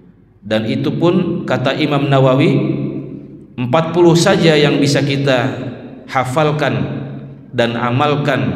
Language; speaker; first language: Indonesian; native; Indonesian